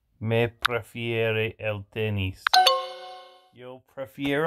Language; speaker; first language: Spanish; non-native, learner; English